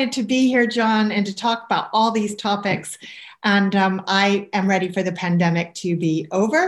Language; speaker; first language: English; native; English